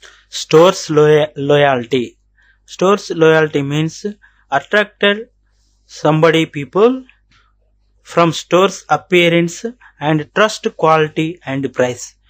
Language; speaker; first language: English; non-native, local second language; Telugu